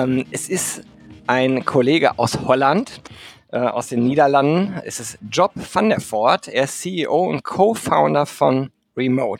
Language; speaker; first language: German; native; German